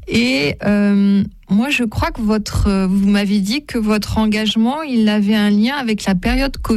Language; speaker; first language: French; native; French